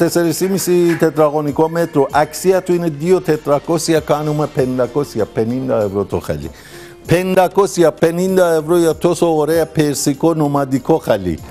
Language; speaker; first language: Greek; non-native, learner; Persian